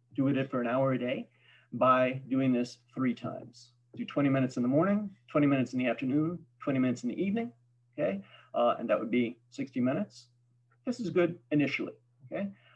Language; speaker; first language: English; native; English